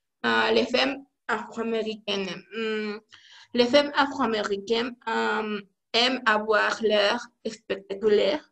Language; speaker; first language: French; non-native, learner; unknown